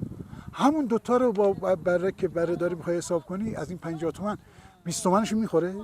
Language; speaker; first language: Persian; native; Persian